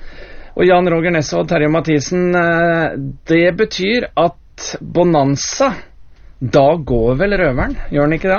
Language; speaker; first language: Norwegian; native; Norwegian